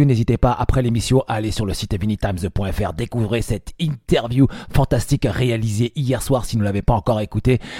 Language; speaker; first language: French; native; French